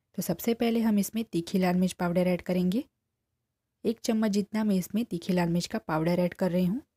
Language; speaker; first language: Hindi; non-native, local second language; Gujarati